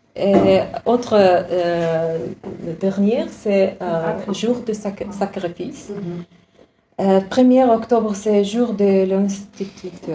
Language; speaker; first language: French; non-native, learner; Uzbek